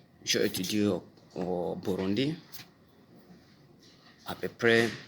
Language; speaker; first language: French; non-native, learner; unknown